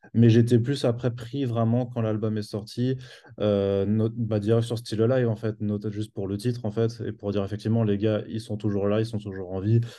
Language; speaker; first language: French; native; French